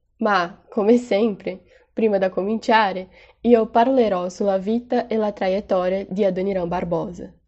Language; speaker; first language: Italian; non-native, learner; Portuguese